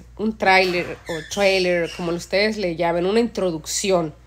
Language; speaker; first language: Spanish; native; Spanish